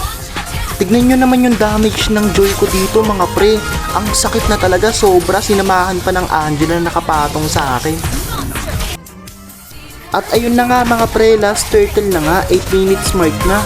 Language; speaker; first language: Filipino; native; Filipino